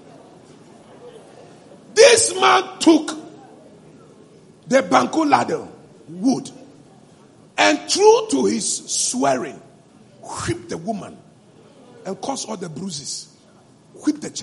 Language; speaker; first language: English; non-native, local second language; Ewe